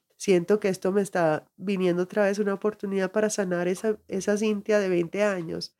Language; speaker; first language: Spanish; early bilingual, heritage; Spanish